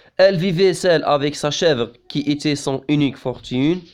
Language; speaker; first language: French; non-native, local second language; Arabic